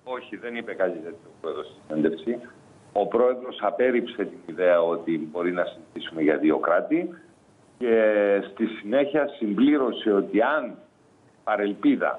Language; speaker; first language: Greek; native; Greek